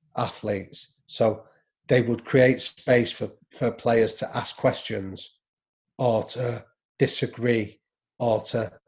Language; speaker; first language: English; native; English